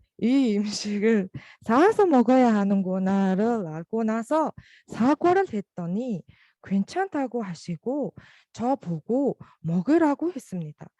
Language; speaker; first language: Korean; non-native, learner; Mongolian